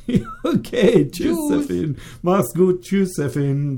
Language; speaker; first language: German; native; German